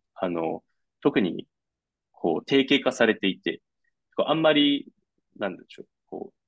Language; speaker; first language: Japanese; non-native, fluent; Chinese